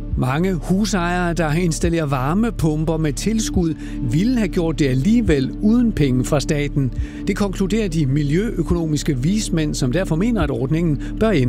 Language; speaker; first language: Danish; native; Danish